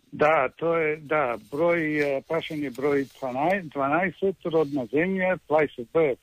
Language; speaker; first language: Macedonian; early bilingual, heritage; Macedonian